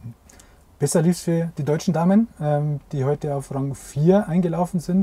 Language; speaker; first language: German; native; German